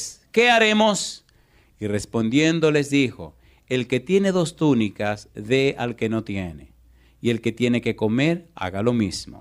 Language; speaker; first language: Spanish; native; Spanish